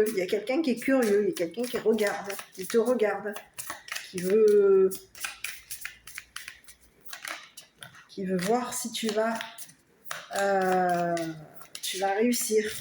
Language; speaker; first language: French; native; French